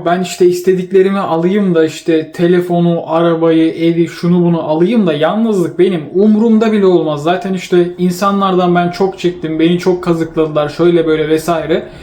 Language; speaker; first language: Turkish; native; Turkish